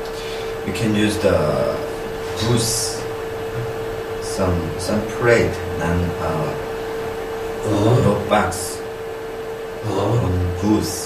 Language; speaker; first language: English; non-native, learner; Korean